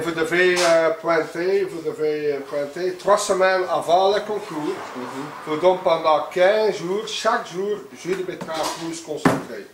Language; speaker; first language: French; non-native, local second language; Dutch